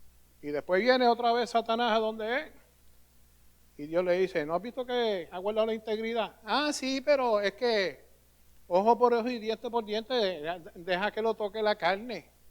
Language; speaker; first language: Spanish; native; Spanish